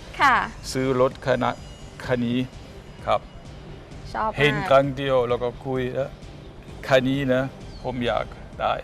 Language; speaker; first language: Thai; non-native, fluent; German